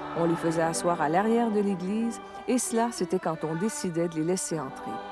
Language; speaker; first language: French; native; French